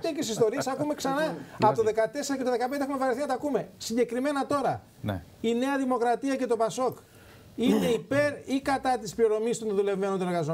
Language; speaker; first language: Greek; native; Greek